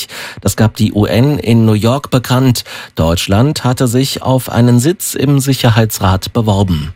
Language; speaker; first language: German; native; German